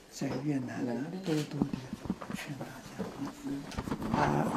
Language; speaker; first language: Chinese; non-native, local second language; Vietnamese